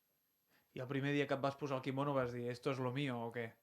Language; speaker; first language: Catalan; native; Catalan